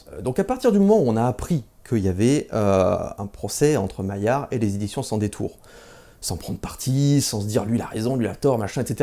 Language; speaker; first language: French; native; French